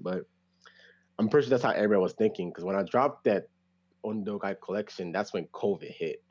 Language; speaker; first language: English; early bilingual, other home language; Japanese